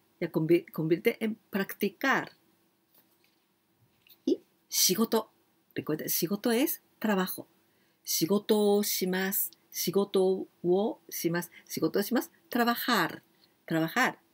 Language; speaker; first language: Spanish; non-native, learner; Japanese